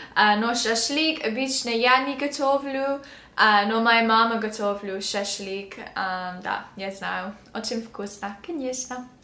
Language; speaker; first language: Russian; early bilingual, heritage; English